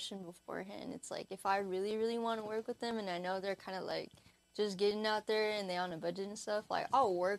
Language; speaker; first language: English; native; English